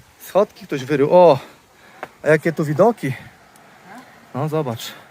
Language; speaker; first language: Polish; native; Polish